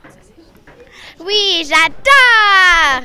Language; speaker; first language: French; non-native, learner; German